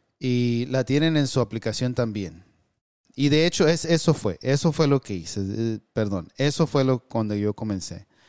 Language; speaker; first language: Spanish; early bilingual, heritage; Spanish